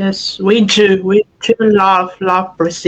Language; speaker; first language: English; non-native, fluent; Russian